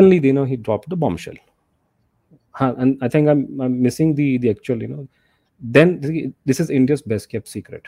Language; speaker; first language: English; non-native, local second language; Hindi